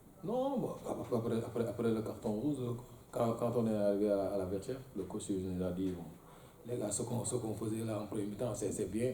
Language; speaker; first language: French; non-native, local second language; Bambara